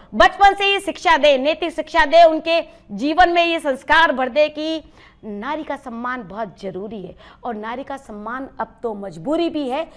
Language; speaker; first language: Hindi; native; Hindi